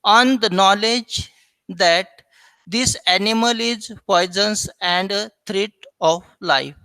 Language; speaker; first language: English; non-native, local second language; Marathi